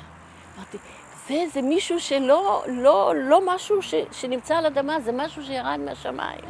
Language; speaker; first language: Hebrew; early bilingual, other home language; Yiddish